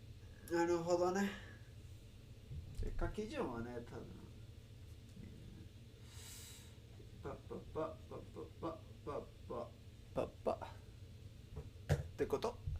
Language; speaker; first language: Japanese; non-native, learner; Spanish